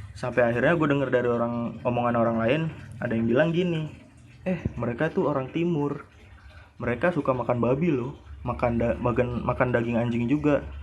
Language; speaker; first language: Indonesian; native; Indonesian